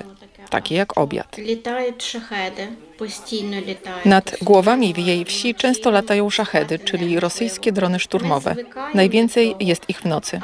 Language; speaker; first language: Polish; native; Polish